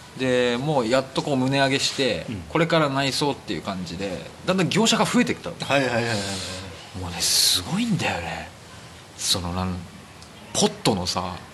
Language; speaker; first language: Japanese; native; Japanese